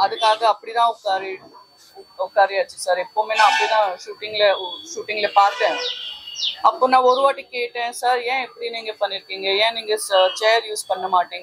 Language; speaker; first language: Tamil; non-native, fluent; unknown